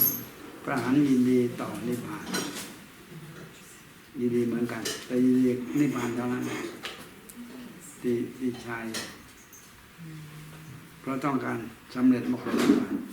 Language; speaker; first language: Thai; native; Thai